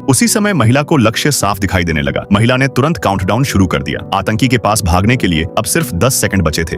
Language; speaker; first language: Hindi; native; Hindi